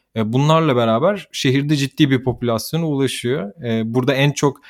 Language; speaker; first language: Turkish; native; Turkish